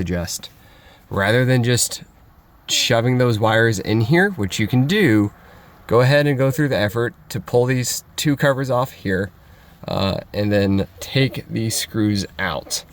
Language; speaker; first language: English; native; English